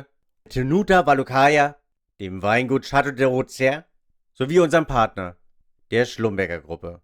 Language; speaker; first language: German; native; German